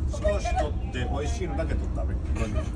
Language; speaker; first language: Japanese; native; Japanese